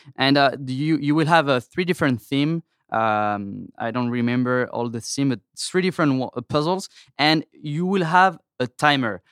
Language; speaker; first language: English; non-native, fluent; French